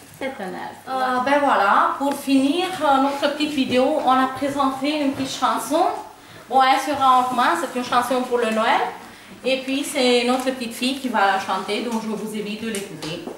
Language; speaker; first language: French; non-native, fluent; Romanian